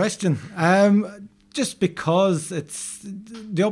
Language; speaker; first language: English; native; English